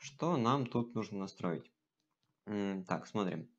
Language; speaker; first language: Russian; native; Russian